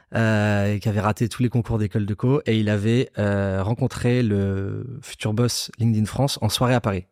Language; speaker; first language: French; native; French